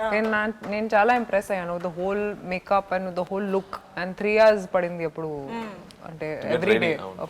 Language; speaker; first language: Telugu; non-native, fluent; Hindi